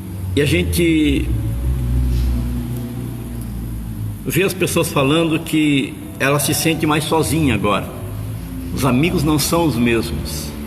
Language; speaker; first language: Portuguese; native; Portuguese